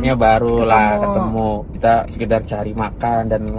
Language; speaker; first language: Indonesian; native; Indonesian